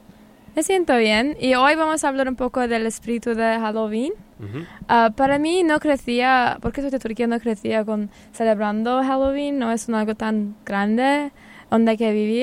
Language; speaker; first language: Spanish; non-native, learner; English